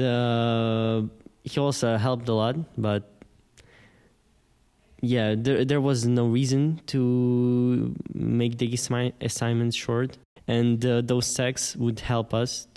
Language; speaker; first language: English; non-native, fluent; Ukrainian